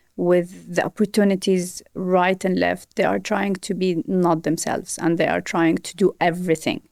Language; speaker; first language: English; non-native, fluent; Arabic